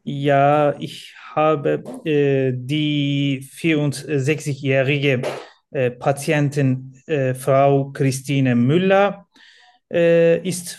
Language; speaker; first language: German; non-native, learner; Turkish